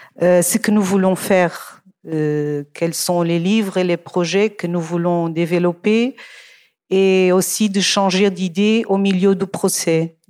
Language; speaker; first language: French; non-native, fluent; Portuguese